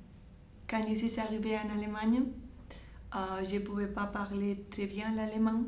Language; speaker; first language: French; non-native, fluent; Spanish